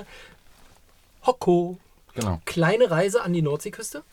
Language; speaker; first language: German; native; German